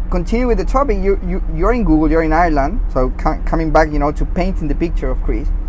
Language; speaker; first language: English; non-native, fluent; Spanish